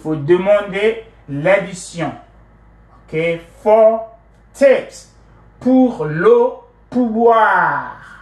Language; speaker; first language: French; non-native, fluent; English